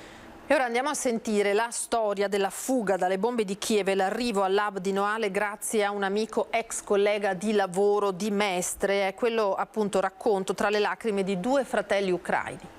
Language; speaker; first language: Italian; native; Italian